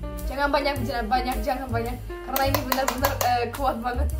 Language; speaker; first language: Indonesian; early bilingual, other home language; Russian